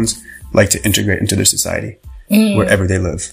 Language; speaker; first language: English; native; English